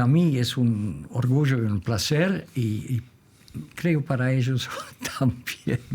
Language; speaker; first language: Spanish; non-native, fluent; Dutch